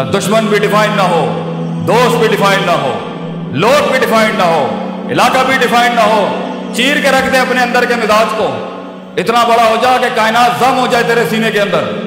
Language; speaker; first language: Urdu; non-native, local second language; Punjabi